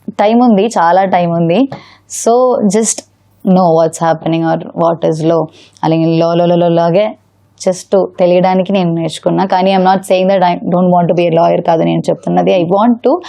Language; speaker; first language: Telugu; non-native, learner; Malayalam